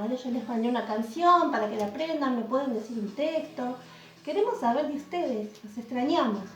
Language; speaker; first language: Spanish; native; Spanish